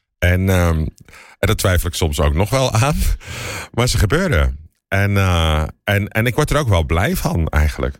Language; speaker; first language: Dutch; native; Dutch